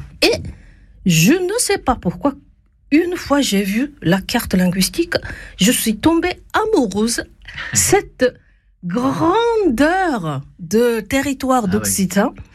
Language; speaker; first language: French; non-native, fluent; Japanese